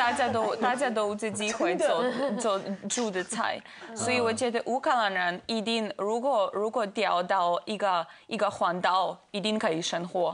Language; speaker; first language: Chinese; non-native, fluent; Ukrainian